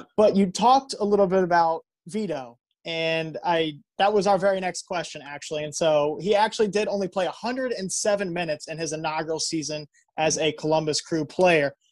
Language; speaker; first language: English; native; English